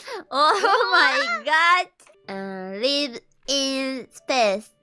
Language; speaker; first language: English; non-native, learner; Japanese